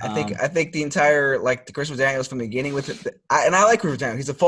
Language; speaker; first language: English; native; English